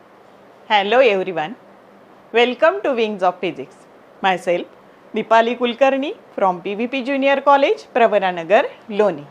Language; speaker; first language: English; non-native, local second language; Marathi